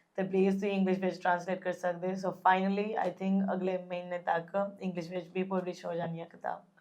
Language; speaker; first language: Punjabi; early bilingual, heritage; Punjabi